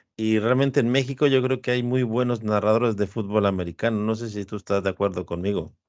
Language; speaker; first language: Spanish; native; Spanish